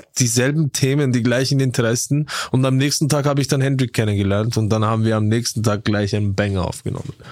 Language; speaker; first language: German; early bilingual, other home language; Turkish